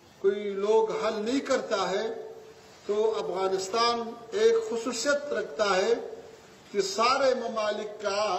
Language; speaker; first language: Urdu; non-native, fluent; Pashto